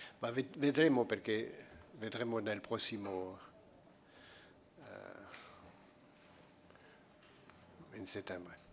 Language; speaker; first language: Italian; non-native, fluent; French